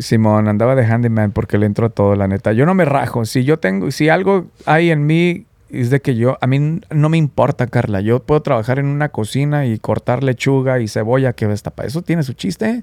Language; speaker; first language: Spanish; early bilingual, heritage; Spanish